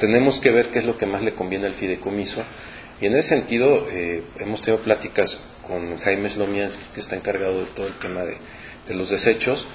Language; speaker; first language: Spanish; native; Spanish